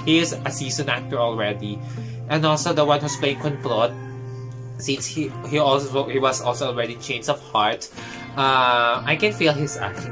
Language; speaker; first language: English; non-native, local second language; Filipino